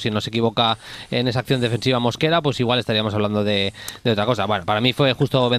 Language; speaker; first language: Spanish; native; Spanish